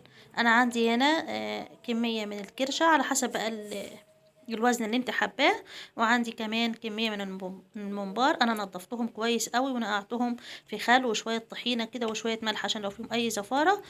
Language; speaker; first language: Arabic; native; Arabic